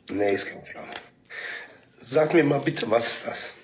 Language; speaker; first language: German; non-native, local second language; Kurdish